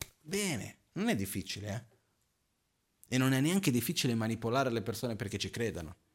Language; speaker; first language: Italian; non-native, fluent; Portuguese